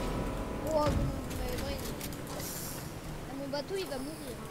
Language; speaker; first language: French; native; French